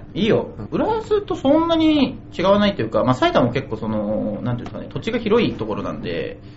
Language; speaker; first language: Japanese; native; Japanese